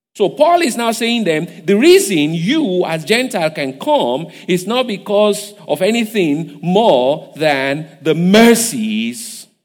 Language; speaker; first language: English; non-native, local second language; Yoruba